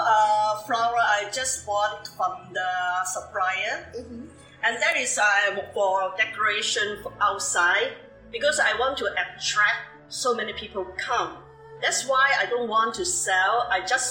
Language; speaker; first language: English; non-native, local second language; Cantonese